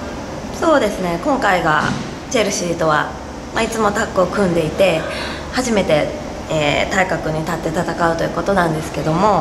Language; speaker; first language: Japanese; native; Japanese